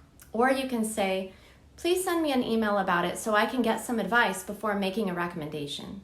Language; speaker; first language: English; native; English